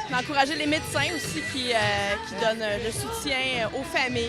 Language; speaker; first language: French; native; French